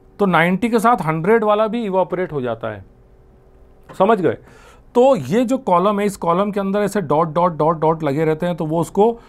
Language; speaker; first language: Hindi; non-native, local second language; Gujarati